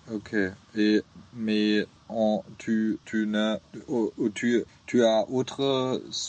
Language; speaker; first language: French; non-native, learner; German